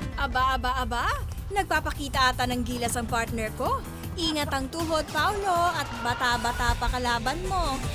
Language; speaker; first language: Filipino; native; Filipino